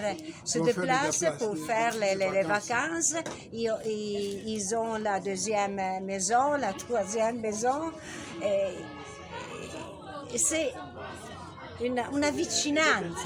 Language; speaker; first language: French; non-native, learner; Italian